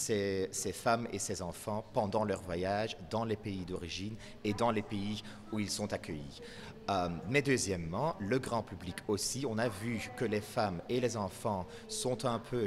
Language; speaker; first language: French; non-native, local second language; Dutch